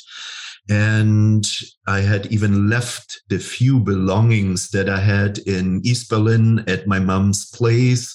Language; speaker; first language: English; non-native, fluent; German